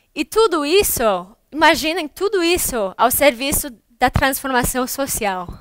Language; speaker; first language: Portuguese; non-native, fluent; English